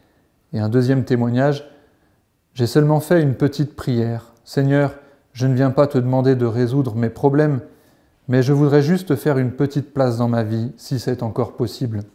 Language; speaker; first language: French; native; French